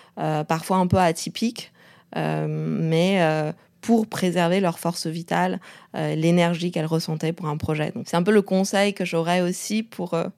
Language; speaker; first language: French; non-native, fluent; Chinese